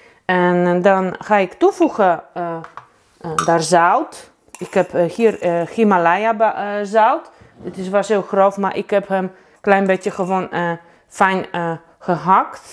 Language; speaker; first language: Dutch; non-native, fluent; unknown